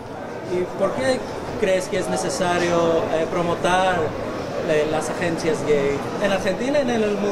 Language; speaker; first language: Spanish; non-native, learner; Greek